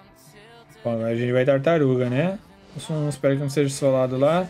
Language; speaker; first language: Portuguese; native; Portuguese